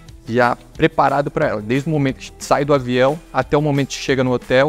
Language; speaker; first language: Portuguese; native; Portuguese